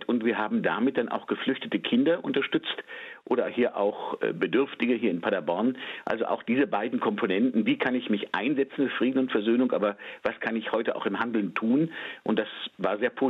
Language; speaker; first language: German; native; German